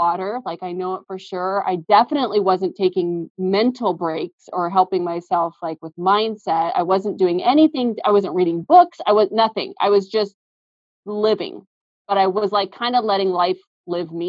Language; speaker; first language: English; native; English